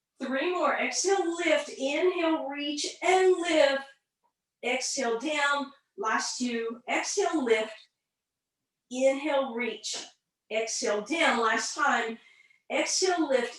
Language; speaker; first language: English; native; English